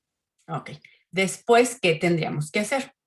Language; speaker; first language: Spanish; native; Spanish